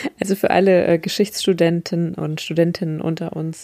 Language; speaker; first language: German; native; German